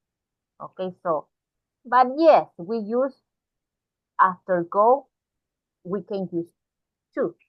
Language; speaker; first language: English; non-native, fluent; Spanish